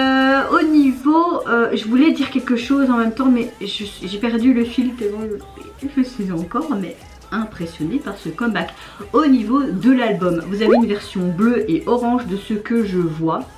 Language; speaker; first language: French; native; French